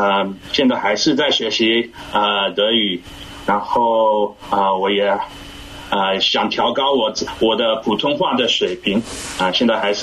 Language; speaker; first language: Chinese; early bilingual, heritage; English